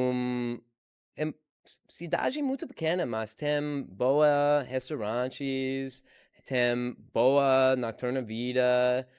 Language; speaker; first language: Portuguese; non-native, learner; English